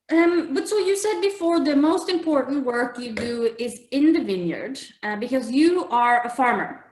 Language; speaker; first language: English; non-native, fluent; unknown